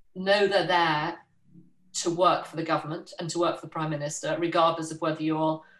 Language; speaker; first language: English; native; English